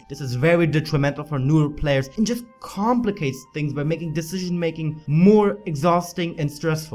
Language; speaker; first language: English; non-native, fluent; German